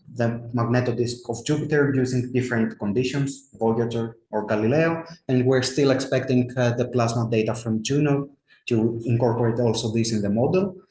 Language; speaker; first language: English; non-native, fluent; Greek